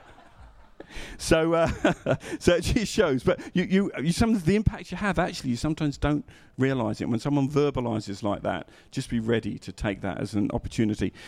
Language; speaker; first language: English; native; English